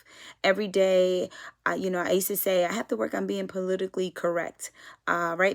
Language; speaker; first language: English; native; English